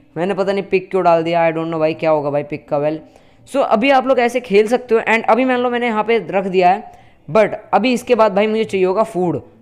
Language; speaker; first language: Hindi; native; Hindi